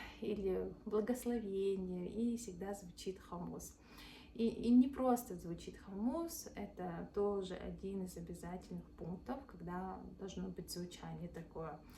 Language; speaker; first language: Russian; non-native, local second language; Yakut